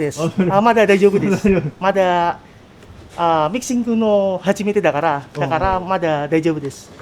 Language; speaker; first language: Japanese; non-native, learner; Indonesian